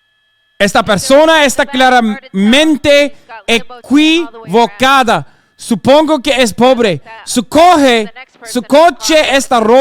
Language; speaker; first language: Spanish; non-native, learner; English